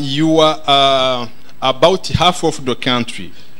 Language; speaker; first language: English; non-native, local second language; Kinyarwanda